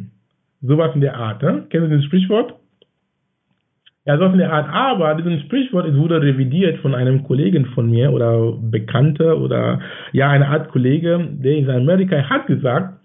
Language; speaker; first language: German; non-native, fluent; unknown